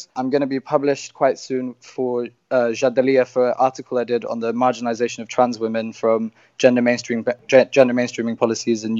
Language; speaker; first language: English; native; English